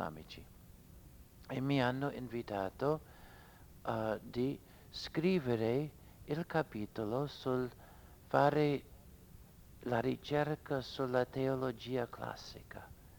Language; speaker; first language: Italian; non-native, fluent; English